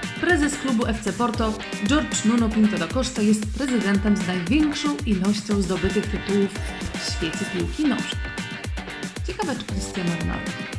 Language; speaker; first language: Polish; native; Polish